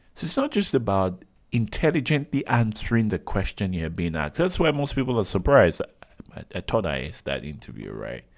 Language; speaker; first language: English; non-native, local second language; Yoruba